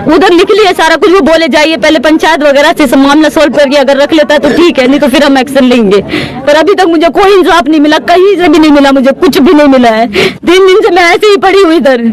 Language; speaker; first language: Hindi; native; Hindi